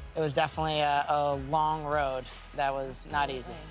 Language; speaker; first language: English; native; English